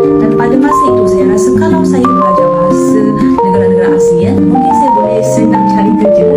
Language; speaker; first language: Malay; non-native, fluent; Chinese